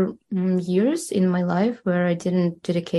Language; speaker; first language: English; non-native, fluent; Russian